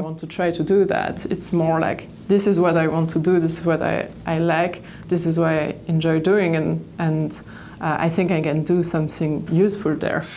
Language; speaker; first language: English; non-native, fluent; French